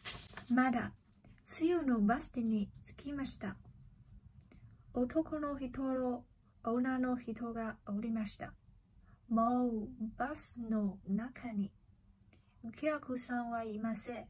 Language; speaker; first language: Japanese; non-native, learner; Chinese